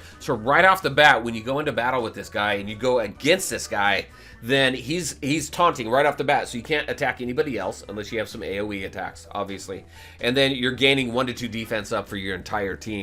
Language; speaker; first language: English; native; English